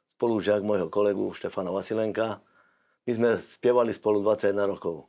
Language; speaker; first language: Slovak; non-native, local second language; Rusyn